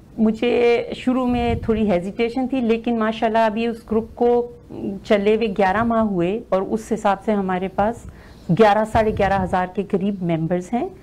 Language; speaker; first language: Urdu; native; Urdu